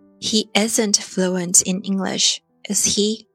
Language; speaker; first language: English; non-native, fluent; Chinese